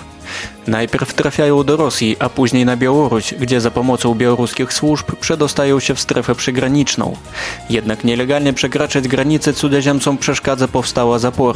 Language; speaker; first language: Polish; native; Polish